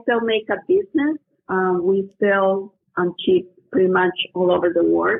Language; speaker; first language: English; non-native, fluent; Spanish